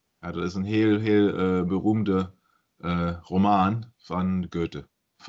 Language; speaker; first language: Dutch; non-native, learner; German